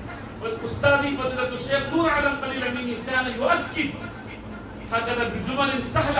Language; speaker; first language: Arabic; non-native, fluent; Urdu